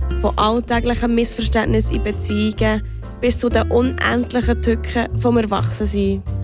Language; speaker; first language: German; native; German